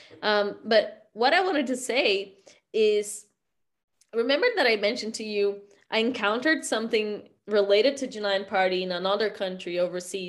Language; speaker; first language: English; non-native, fluent; Portuguese